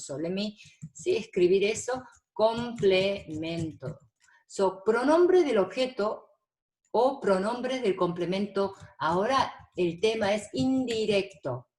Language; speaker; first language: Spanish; non-native, fluent; Korean